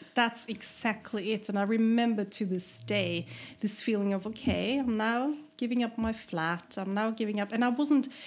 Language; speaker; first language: English; non-native, fluent; German